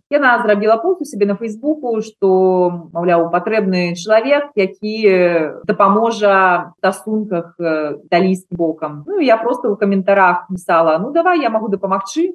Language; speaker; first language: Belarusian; non-native, local second language; Russian